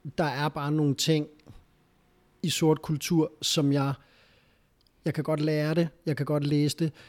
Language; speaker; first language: Danish; early bilingual, other home language; Spanish